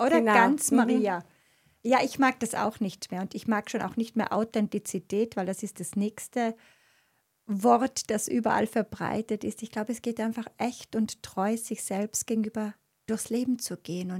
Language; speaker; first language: German; native; German